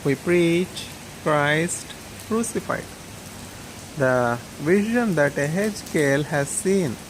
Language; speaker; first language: English; non-native, local second language; Telugu